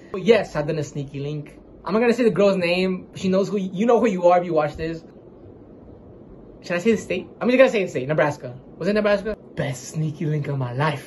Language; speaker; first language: English; early bilingual, other home language; Spanish